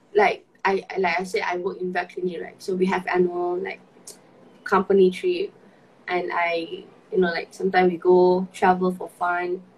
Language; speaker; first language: English; non-native, local second language; Malay